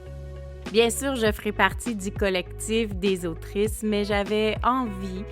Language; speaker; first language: French; native; French